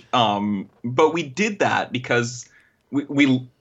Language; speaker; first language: English; native; English